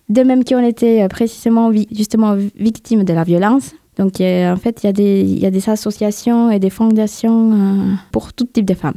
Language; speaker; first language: French; non-native, fluent; Spanish